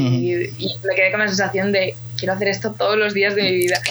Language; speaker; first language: Spanish; early bilingual, other home language; Ukrainian